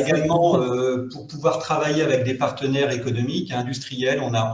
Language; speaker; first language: French; native; French